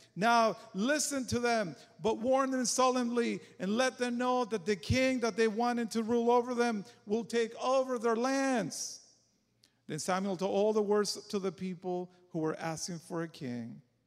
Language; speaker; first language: English; non-native, fluent; Spanish